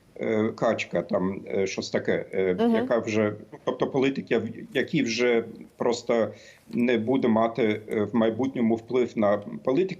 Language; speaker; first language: Ukrainian; non-native, fluent; German